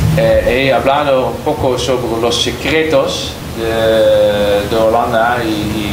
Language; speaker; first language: Spanish; non-native, learner; Dutch